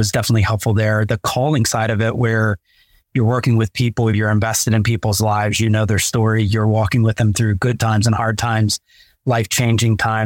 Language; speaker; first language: English; native; English